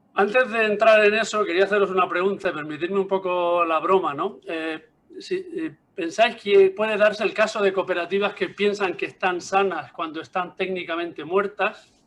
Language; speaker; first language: Spanish; native; Spanish